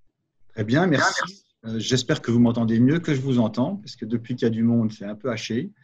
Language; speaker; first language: French; native; French